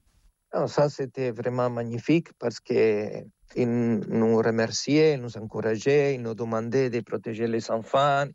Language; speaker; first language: French; non-native, fluent; Spanish